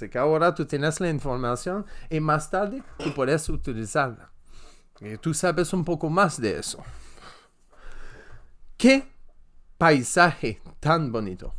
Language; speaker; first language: Spanish; non-native, learner; French